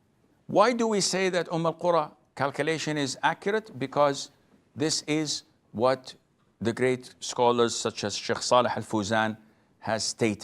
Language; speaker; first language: English; non-native, fluent; Arabic